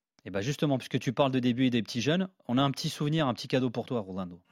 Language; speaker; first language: French; native; French